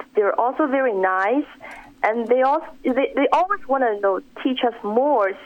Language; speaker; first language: English; non-native, fluent; Chinese